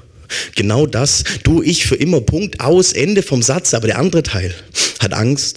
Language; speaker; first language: German; native; German